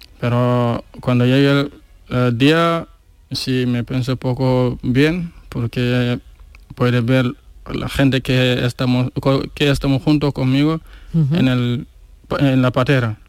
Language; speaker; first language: Spanish; non-native, learner; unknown